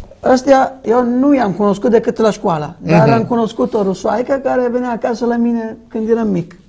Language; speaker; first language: Romanian; early bilingual, heritage; Romanian